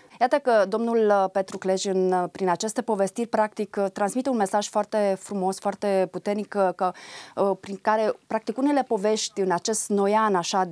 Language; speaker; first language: Romanian; native; Romanian